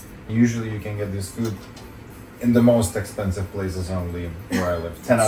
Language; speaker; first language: English; non-native, fluent; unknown